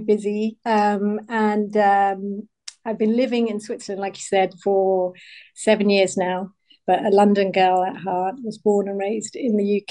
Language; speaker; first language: English; native; English